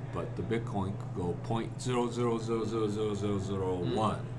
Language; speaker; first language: English; non-native, fluent; Japanese